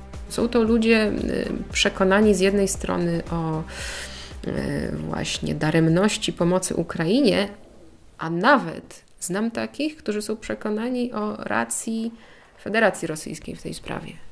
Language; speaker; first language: Polish; native; Polish